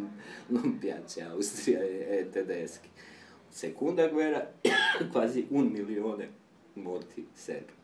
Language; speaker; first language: Italian; non-native, learner; Serbian